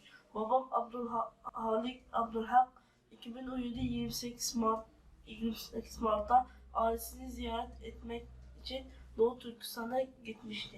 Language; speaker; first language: Turkish; non-native, learner; Uyghur